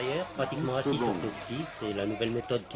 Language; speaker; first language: French; native; French